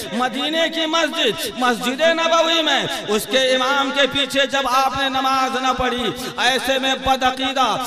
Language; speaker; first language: Urdu; native; Urdu